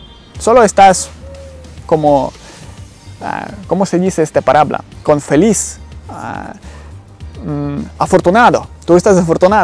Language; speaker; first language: Spanish; non-native, learner; Ukrainian